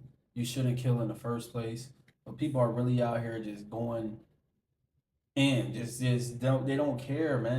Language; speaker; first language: English; native; English